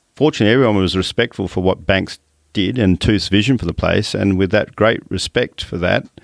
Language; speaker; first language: English; native; English